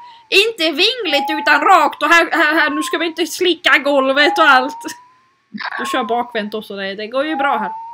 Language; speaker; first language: Swedish; native; Swedish